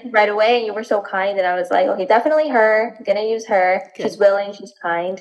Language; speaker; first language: English; native; English